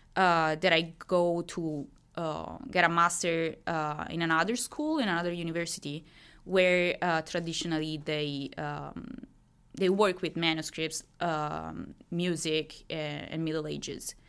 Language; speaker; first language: English; non-native, fluent; Italian